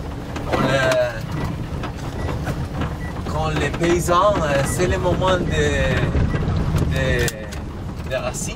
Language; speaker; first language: French; non-native, learner; Spanish